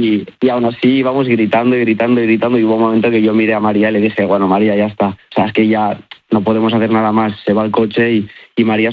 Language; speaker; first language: Spanish; native; Spanish